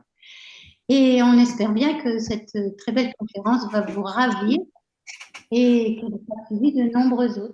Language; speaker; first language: French; native; French